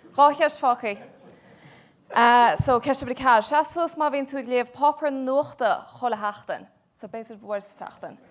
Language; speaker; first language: Irish; native; Irish